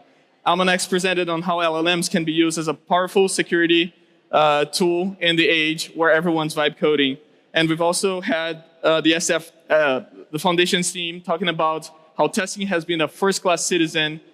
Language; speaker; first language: English; non-native, local second language; Portuguese